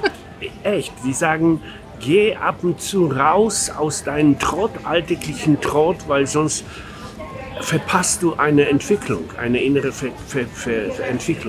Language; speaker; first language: German; non-native, fluent; Polish